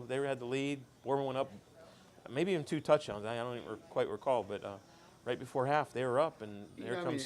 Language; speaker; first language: English; native; English